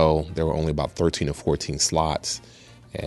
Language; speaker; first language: English; early bilingual, other home language; Spanish